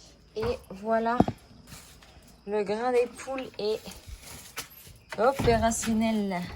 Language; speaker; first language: French; native; French